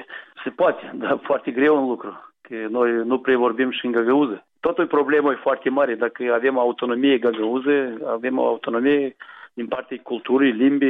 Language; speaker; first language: Romanian; non-native, local second language; Gagauz